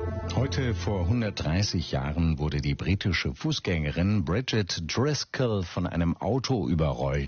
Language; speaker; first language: German; native; German